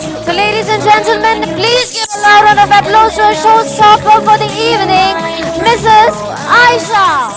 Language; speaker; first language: English; non-native, local second language; Malayalam